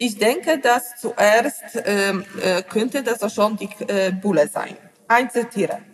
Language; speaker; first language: German; non-native, learner; Polish